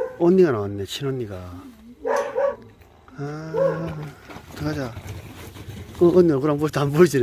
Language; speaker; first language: Korean; native; Korean